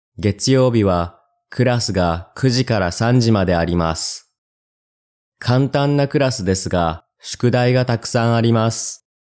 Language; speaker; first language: Japanese; non-native, learner; English